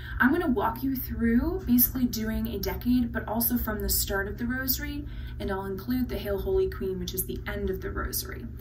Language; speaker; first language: English; native; English